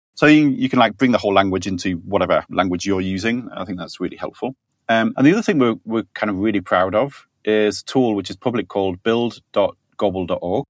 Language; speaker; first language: English; native; English